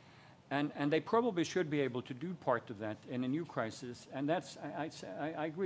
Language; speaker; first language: English; non-native, fluent; Norwegian